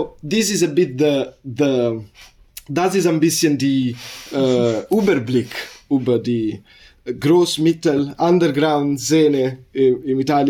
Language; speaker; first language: German; non-native, learner; Italian